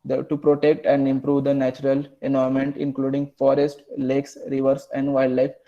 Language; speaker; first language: English; non-native, local second language; Marathi